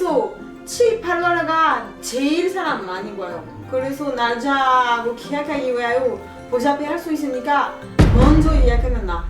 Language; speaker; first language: Korean; non-native, learner; French